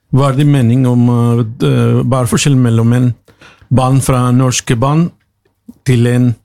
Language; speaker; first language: Norwegian; non-native, learner; Spanish